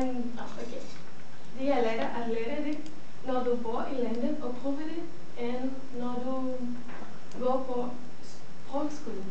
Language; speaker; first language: Danish; non-native, learner; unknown